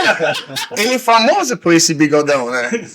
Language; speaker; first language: Portuguese; non-native, learner; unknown